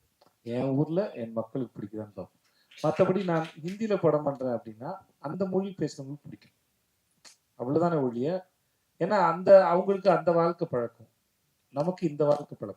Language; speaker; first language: Tamil; native; Tamil